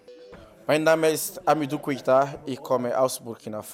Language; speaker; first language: German; non-native, learner; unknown